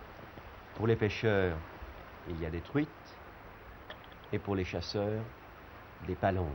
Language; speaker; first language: French; native; French